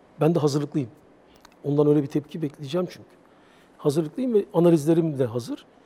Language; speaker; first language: Turkish; native; Turkish